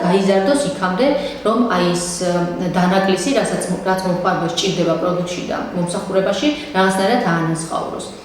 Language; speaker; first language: Georgian; native; Georgian